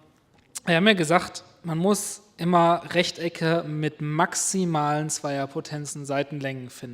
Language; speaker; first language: German; native; German